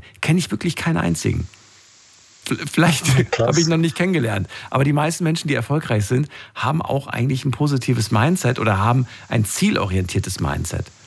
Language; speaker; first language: German; native; German